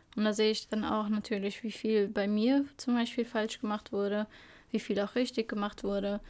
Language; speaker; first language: German; early bilingual, other home language; Albanian